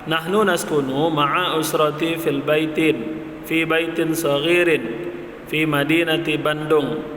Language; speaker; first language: Arabic; non-native, fluent; Indonesian